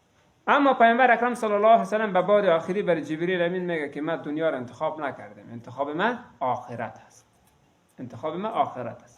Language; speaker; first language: Persian; native; Persian